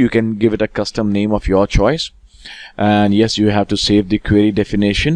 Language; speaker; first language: English; non-native, local second language; Hindi